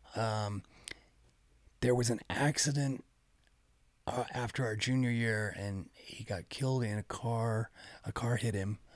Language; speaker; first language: English; native; English